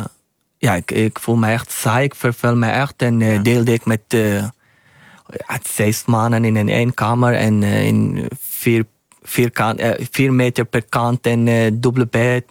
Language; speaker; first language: Dutch; non-native, learner; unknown